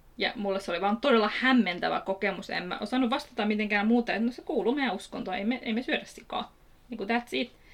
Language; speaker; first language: Finnish; early bilingual, other home language; Kurdish